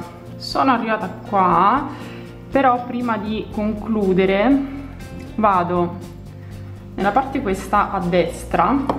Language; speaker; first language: Italian; native; Italian